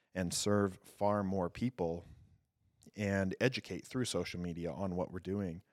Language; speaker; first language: English; native; English